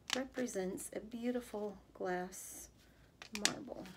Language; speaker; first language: English; native; English